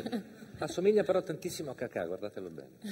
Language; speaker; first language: Italian; native; Italian